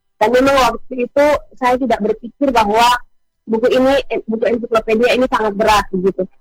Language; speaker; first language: Indonesian; native; Indonesian